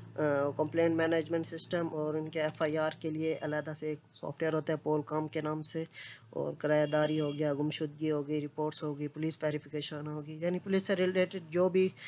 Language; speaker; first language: Urdu; non-native, local second language; Punjabi